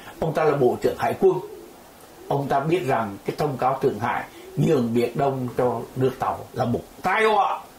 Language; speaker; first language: Vietnamese; native; Vietnamese